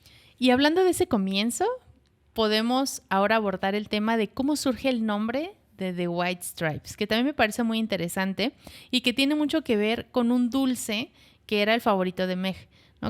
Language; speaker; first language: Spanish; native; Spanish